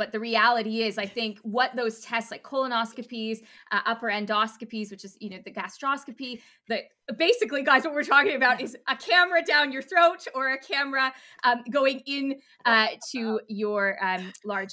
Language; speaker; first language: English; native; English